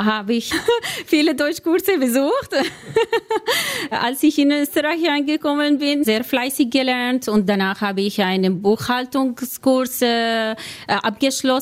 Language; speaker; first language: German; non-native, learner; Arabic